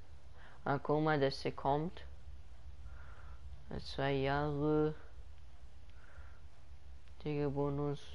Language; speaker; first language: German; early bilingual, other home language; Persian